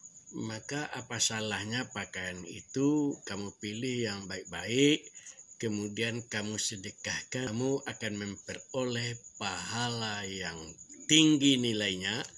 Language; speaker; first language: Indonesian; non-native, local second language; Minangkabau